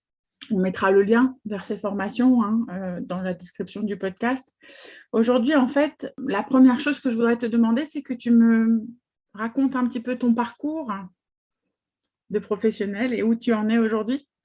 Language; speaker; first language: French; native; French